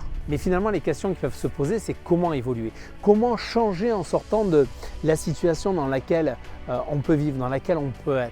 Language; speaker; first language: French; native; French